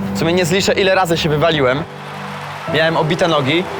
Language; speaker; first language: Polish; native; Polish